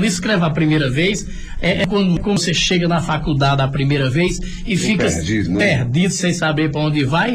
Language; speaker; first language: Portuguese; native; Portuguese